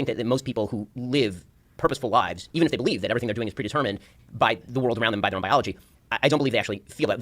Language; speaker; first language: English; native; English